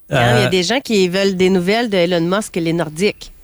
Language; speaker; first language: French; native; French